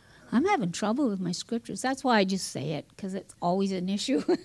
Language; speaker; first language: English; native; English